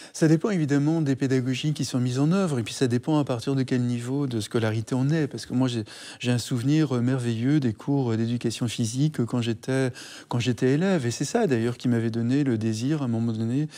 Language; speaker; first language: French; native; French